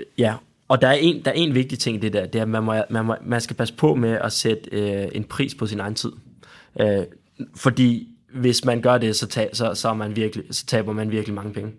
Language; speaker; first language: Danish; native; Danish